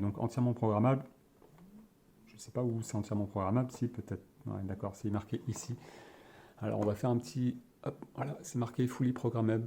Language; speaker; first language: French; native; French